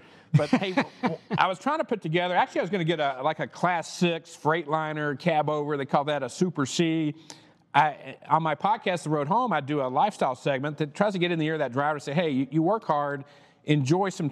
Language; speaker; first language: English; native; English